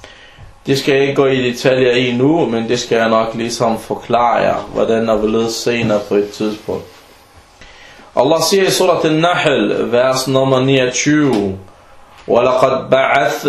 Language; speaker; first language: Danish; non-native, fluent; Arabic